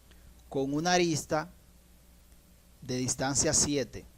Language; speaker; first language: Spanish; native; Spanish